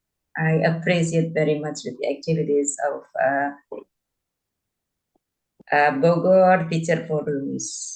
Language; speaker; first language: English; non-native, fluent; Indonesian